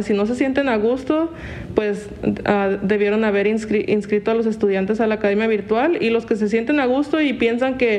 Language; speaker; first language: Spanish; native; Spanish